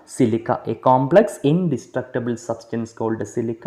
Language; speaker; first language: English; non-native, local second language; Malayalam